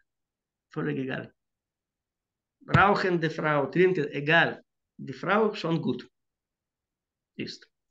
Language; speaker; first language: German; non-native, fluent; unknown